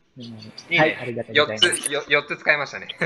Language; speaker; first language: Japanese; native; Japanese